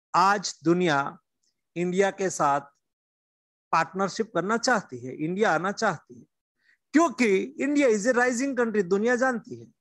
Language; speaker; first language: Hindi; non-native, local second language; Gujarati